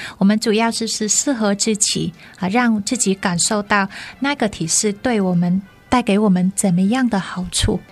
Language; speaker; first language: Chinese; non-native, fluent; Vietnamese